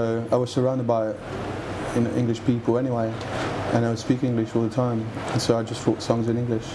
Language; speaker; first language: English; non-native, fluent; French